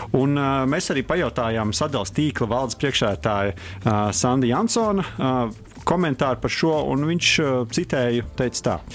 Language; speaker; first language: Latvian; native; Latvian